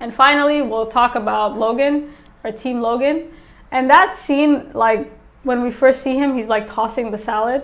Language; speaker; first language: English; native; English